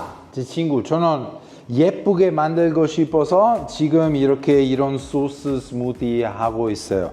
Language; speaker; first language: Korean; non-native, fluent; Italian